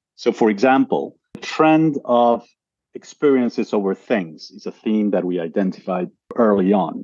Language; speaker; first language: English; non-native, fluent; Spanish